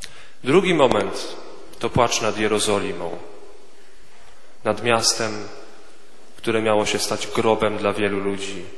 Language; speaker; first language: Polish; native; Polish